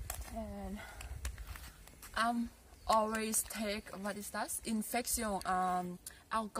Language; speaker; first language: English; non-native, learner; Thai